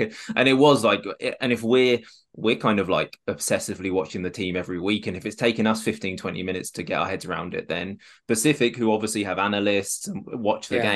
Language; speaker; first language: English; native; English